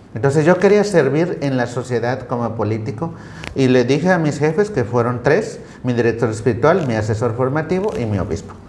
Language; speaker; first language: Spanish; non-native, local second language; Tzotzil